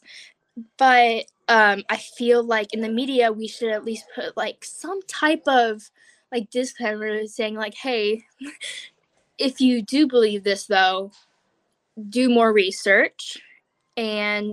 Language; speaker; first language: English; native; English